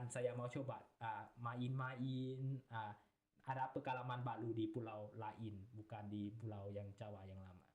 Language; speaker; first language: Indonesian; non-native, learner; Thai